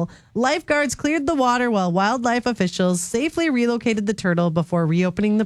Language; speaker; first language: English; native; English